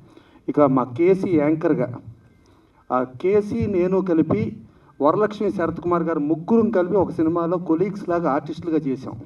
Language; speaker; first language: Telugu; native; Telugu